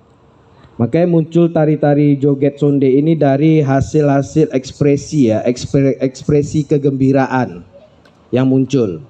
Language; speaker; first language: Indonesian; native; Indonesian